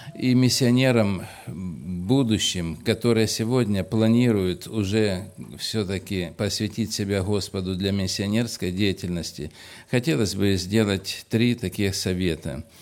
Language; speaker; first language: Russian; native; Russian